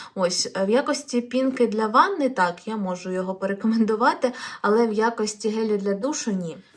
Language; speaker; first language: Ukrainian; non-native, local second language; Russian